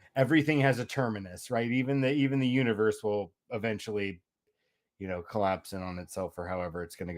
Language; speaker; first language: English; native; English